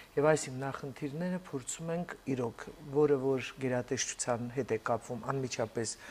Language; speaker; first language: Armenian; native; Armenian